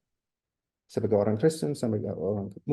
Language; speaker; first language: Indonesian; non-native, fluent; English